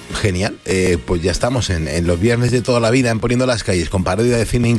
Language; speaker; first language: Spanish; native; Spanish